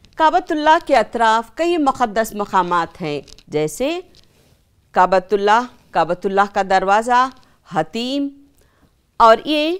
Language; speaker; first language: Urdu; native; Urdu